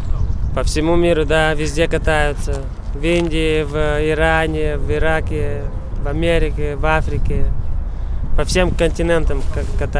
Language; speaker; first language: Russian; non-native, local second language; Latvian